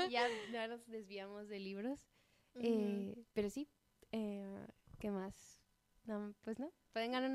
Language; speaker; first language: Spanish; native; Spanish